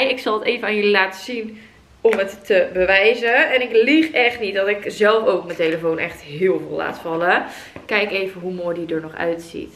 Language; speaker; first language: Dutch; native; Dutch